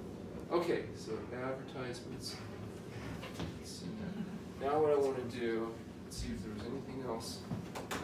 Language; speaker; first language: English; native; English